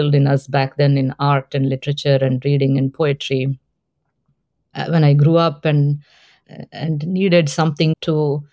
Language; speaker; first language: English; non-native, local second language; Telugu